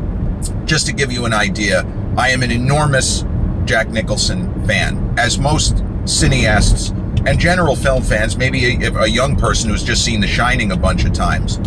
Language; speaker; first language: English; native; English